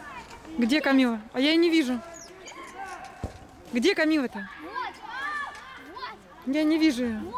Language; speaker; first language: Russian; native; Russian